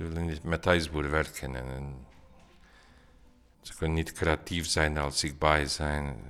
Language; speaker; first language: Dutch; non-native, learner; Bosnian